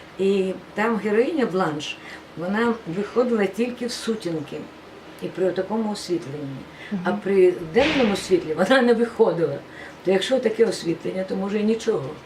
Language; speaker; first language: Ukrainian; non-native, local second language; Russian